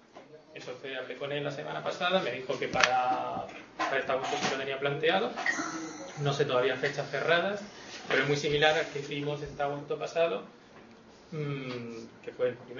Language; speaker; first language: Spanish; native; Spanish